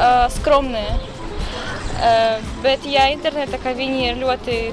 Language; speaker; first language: Latvian; non-native, local second language; Russian